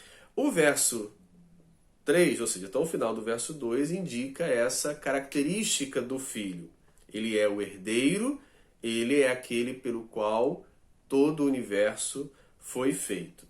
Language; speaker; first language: Portuguese; native; Portuguese